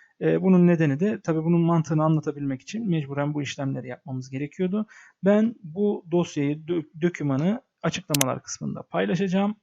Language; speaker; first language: Turkish; native; Turkish